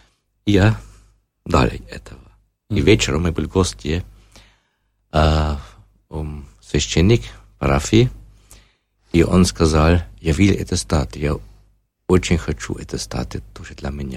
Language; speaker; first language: Russian; non-native, learner; German